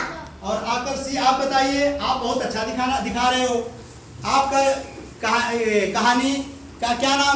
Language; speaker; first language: Hindi; native; Hindi